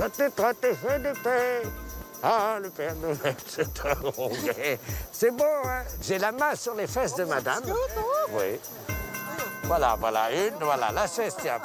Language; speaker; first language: French; native; French